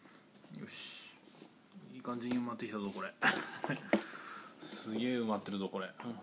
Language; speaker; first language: Japanese; native; Japanese